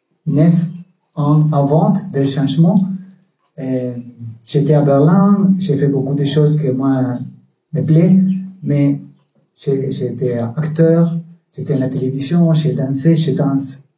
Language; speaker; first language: French; non-native, learner; Spanish